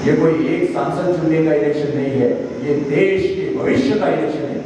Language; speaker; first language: Hindi; non-native, local second language; Marathi